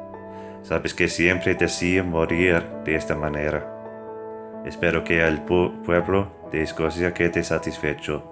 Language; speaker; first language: Spanish; non-native, fluent; English